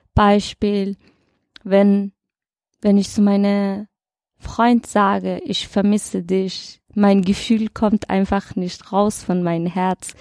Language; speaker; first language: German; non-native, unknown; Persian